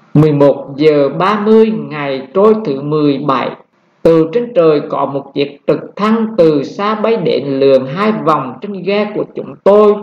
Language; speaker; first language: Vietnamese; native; Vietnamese